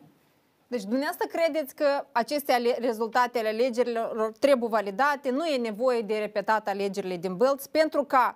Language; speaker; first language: Romanian; native; Romanian